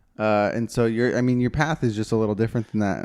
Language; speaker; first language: English; native; English